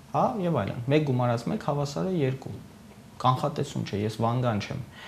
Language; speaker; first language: Armenian; native; Armenian